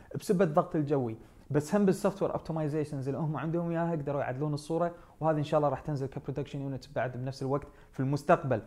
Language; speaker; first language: Arabic; native; Arabic